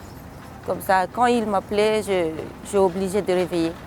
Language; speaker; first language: French; non-native, local second language; Malagasy